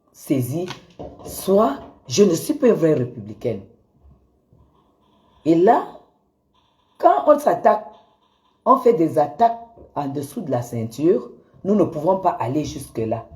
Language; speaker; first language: French; native; French